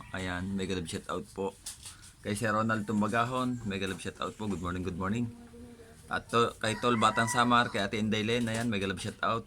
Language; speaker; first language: Filipino; native; Filipino